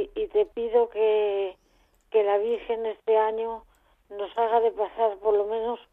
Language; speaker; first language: Spanish; native; Spanish